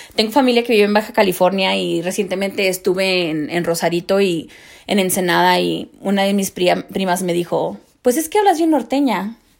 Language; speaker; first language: Spanish; early bilingual, heritage; Spanish